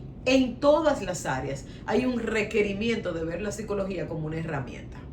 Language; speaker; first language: Spanish; native; Spanish